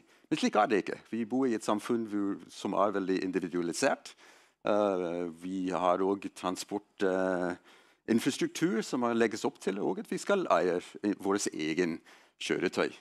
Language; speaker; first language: Norwegian; non-native, fluent; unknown